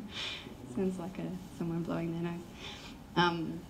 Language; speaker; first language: English; native; English